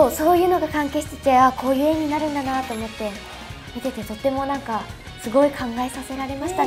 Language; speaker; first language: Japanese; native; Japanese